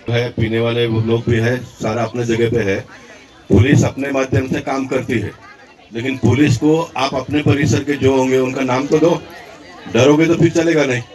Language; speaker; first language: Hindi; non-native, local second language; Marathi